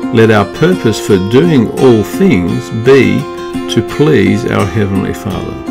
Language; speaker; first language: English; native; English